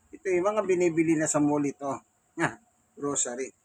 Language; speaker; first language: Filipino; non-native, local second language; Pampanga